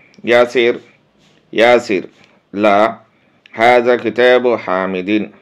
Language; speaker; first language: Arabic; non-native, fluent; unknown